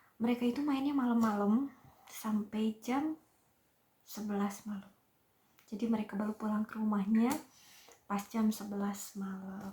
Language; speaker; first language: Indonesian; native; Indonesian